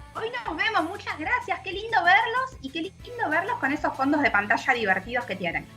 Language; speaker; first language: Spanish; native; Spanish